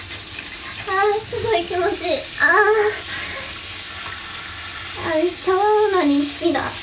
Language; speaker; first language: Japanese; native; Japanese